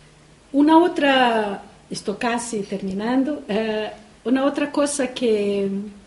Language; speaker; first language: Spanish; non-native, fluent; Portuguese